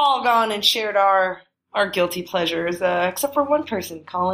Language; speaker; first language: English; non-native, fluent; Chinese